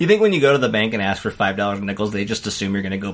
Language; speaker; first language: English; native; English